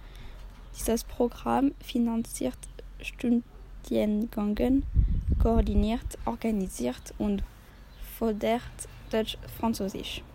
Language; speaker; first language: German; non-native, learner; French